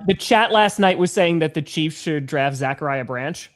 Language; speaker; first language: English; native; English